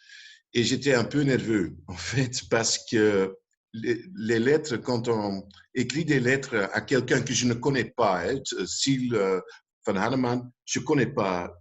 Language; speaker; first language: French; non-native, local second language; Dutch